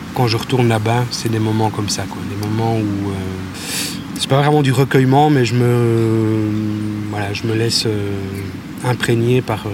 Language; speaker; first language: French; native; French